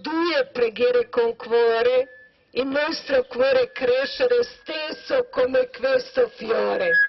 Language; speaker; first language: Italian; non-native, learner; Croatian